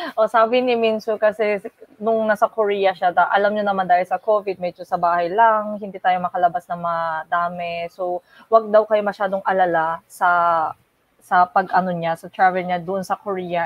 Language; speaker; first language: Filipino; non-native, fluent; Korean